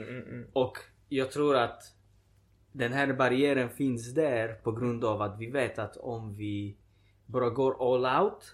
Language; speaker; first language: Swedish; early bilingual, other home language; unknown